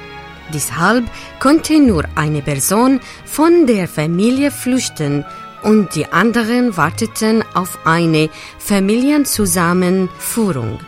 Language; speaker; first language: German; non-native, fluent; Arabic